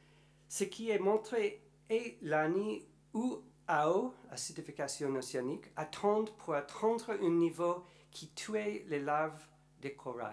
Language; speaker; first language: French; non-native, learner; English